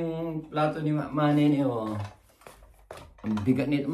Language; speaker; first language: Filipino; native; Filipino